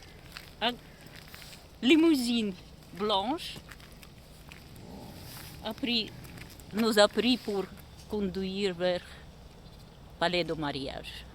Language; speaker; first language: French; non-native, learner; Russian